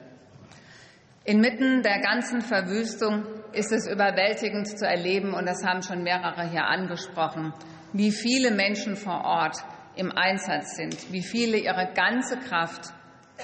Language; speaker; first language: German; native; German